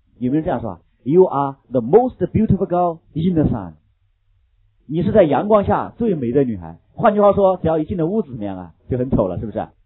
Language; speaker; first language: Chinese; native; Chinese